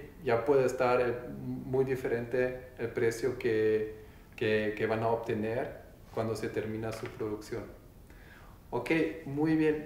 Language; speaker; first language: Spanish; non-native, learner; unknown